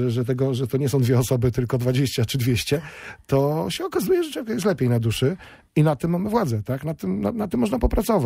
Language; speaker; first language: Polish; native; Polish